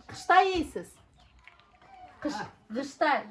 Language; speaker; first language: Turkish; non-native, learner; Russian